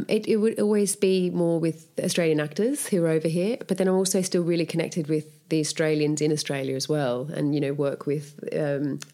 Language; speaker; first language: English; native; English